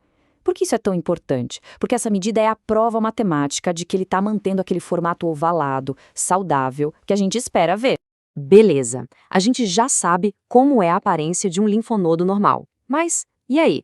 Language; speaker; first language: Portuguese; native; Portuguese